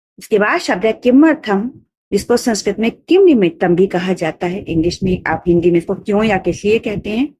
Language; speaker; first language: Hindi; native; Hindi